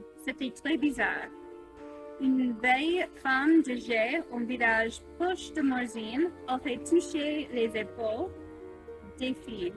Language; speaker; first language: French; non-native, learner; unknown